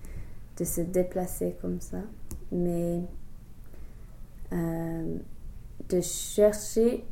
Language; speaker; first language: French; non-native, fluent; English